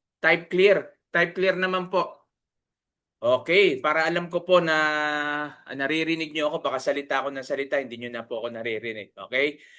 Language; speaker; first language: Filipino; native; Filipino